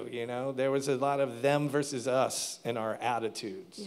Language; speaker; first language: English; native; English